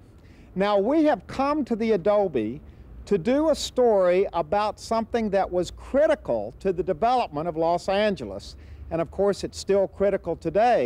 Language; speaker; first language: English; native; English